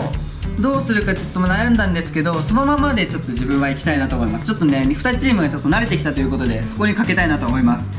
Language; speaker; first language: Japanese; native; Japanese